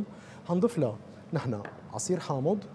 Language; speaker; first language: Arabic; native; Arabic